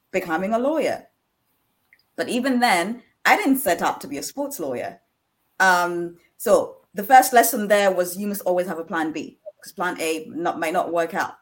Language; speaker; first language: English; non-native, local second language; Ganda